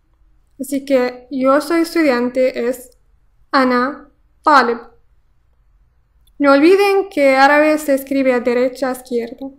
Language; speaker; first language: Spanish; non-native, fluent; Arabic